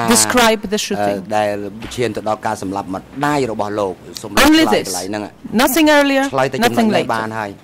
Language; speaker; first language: English; non-native, fluent; French